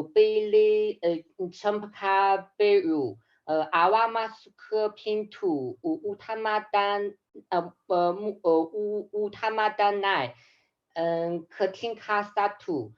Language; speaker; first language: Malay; non-native, learner; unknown